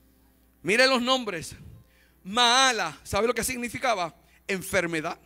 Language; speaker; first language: Spanish; native; Spanish